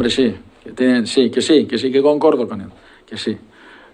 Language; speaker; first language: Portuguese; non-native, learner; Spanish